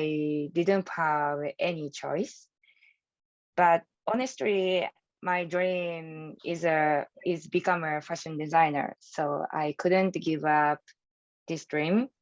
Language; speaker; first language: English; non-native, learner; Japanese